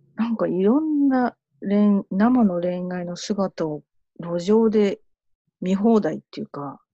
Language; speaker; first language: Japanese; native; Japanese